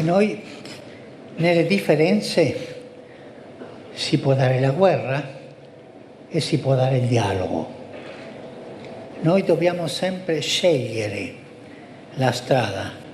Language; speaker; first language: Italian; non-native, fluent; Spanish